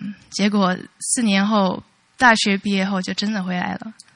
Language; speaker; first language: Chinese; early bilingual, heritage; Chinese